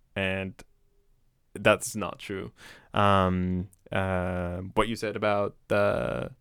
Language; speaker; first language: English; non-native, fluent; Arabic